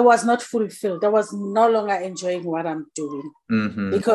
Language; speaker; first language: English; non-native, local second language; Zulu